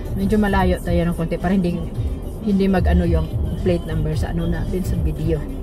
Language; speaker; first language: Filipino; native; Filipino